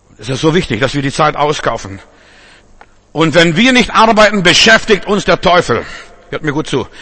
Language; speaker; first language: German; non-native, fluent; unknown